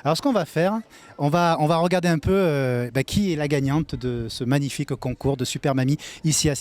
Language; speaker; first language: French; native; French